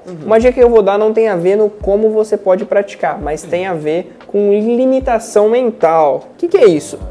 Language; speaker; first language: Portuguese; native; Portuguese